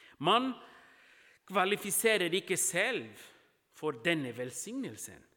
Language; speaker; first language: Norwegian; non-native, fluent; Portuguese